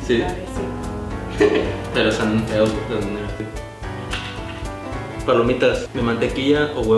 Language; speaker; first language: Spanish; native; Spanish